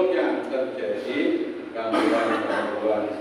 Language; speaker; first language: Indonesian; non-native, local second language; Javanese